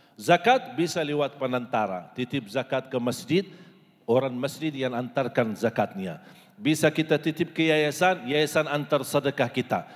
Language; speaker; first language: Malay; non-native, fluent; Arabic